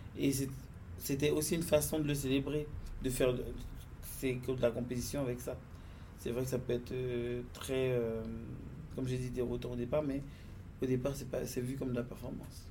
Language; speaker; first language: French; native; French